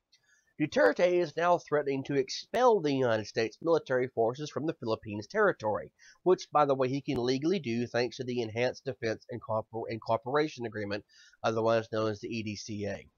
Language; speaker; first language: English; native; English